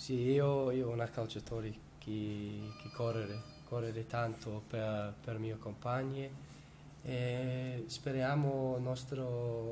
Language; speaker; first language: Italian; non-native, learner; English